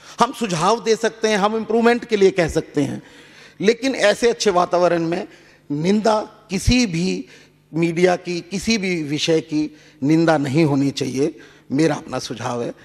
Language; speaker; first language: Hindi; native; Hindi